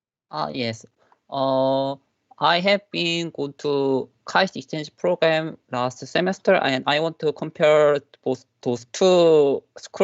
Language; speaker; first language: English; non-native, learner; Korean